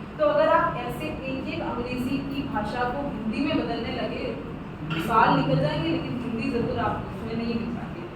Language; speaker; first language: Hindi; native; Hindi